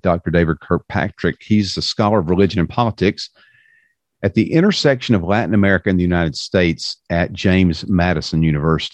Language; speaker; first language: English; native; English